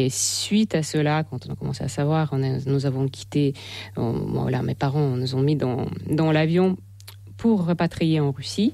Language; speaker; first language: French; non-native, fluent; Russian